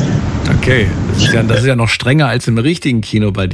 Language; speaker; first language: German; native; German